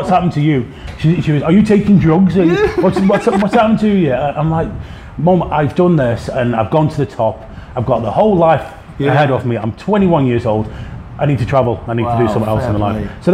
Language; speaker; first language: English; native; English